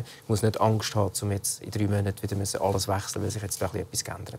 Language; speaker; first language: German; native; German